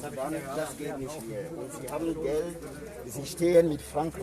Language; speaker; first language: German; non-native, learner; French